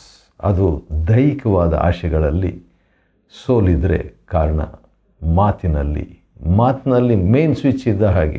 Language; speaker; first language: Kannada; native; Kannada